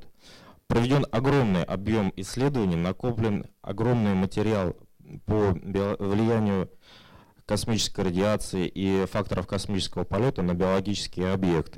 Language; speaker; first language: Russian; native; Russian